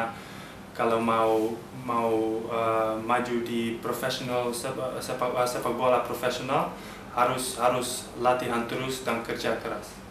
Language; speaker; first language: Indonesian; early bilingual, heritage; Dutch